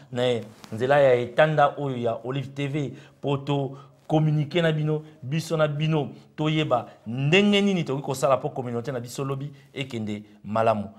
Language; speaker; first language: French; non-native, local second language; Lingala